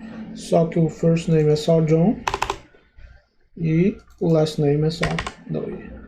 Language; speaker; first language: Portuguese; native; Portuguese